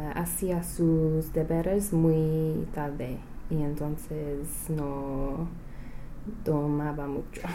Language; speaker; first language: Spanish; non-native, learner; English